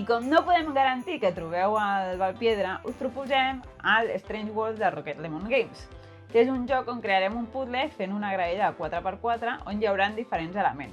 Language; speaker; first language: Catalan; native; Catalan